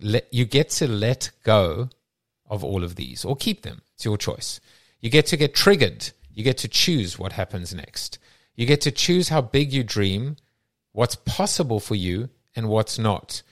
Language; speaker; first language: English; native; English